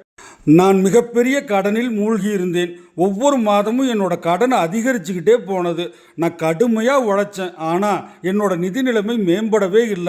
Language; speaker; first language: Tamil; native; Tamil